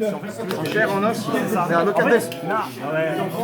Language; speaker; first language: French; native; French